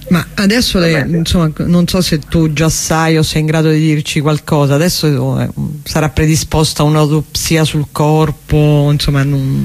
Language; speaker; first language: Italian; native; Italian